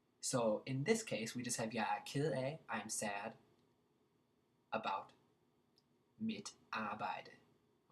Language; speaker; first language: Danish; non-native, fluent; English